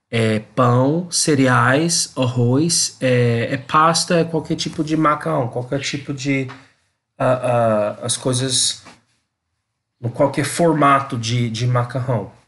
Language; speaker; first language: Portuguese; non-native, learner; English